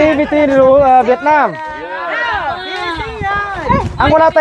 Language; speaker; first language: Portuguese; non-native, learner; Vietnamese